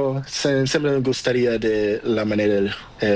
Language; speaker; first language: Spanish; non-native, learner; Portuguese